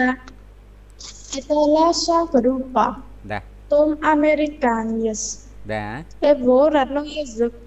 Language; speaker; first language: Russian; non-native, learner; Vietnamese